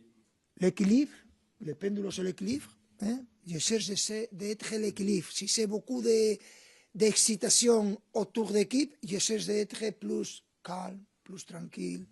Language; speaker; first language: French; non-native, fluent; Spanish